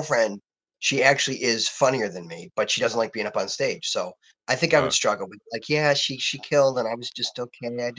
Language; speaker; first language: English; native; English